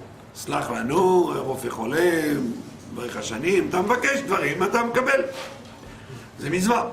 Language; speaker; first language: Hebrew; non-native, fluent; French